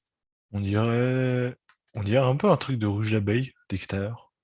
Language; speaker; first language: French; native; French